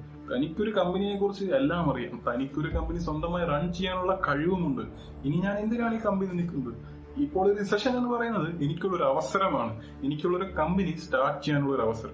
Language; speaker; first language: Malayalam; native; Malayalam